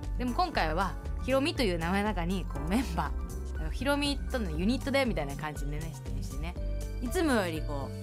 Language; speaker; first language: Japanese; early bilingual, heritage; Japanese